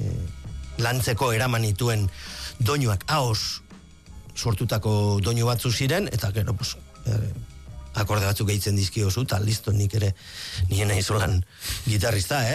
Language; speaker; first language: Basque; native; Basque